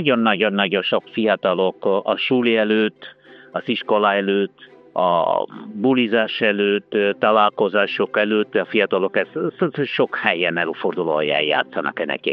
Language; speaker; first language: Hungarian; non-native, learner; Italian